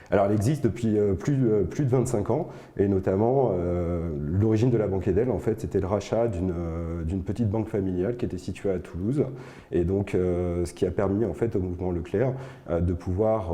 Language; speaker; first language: French; native; French